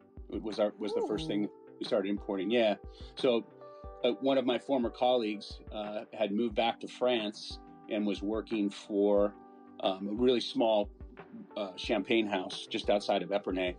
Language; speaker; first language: English; native; English